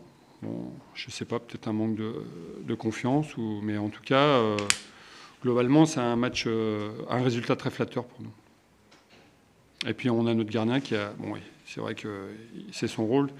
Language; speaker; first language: French; native; French